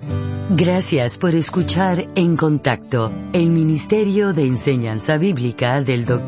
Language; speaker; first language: Spanish; native; Spanish